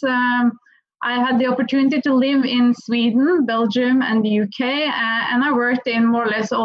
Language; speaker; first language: English; non-native, fluent; Norwegian